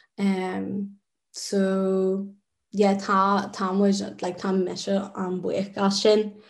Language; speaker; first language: Irish; non-native, local second language; English